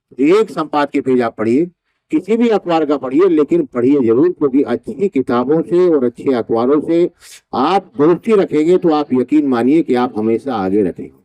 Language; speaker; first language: Hindi; native; Hindi